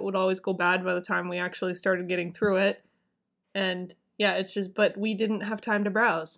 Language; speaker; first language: English; native; English